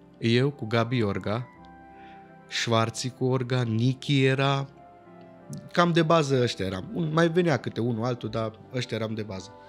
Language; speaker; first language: Romanian; early bilingual, heritage; Romanian